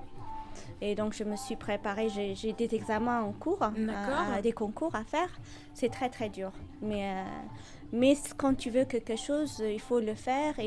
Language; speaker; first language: French; non-native, fluent; Amharic